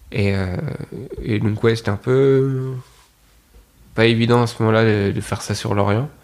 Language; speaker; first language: French; native; French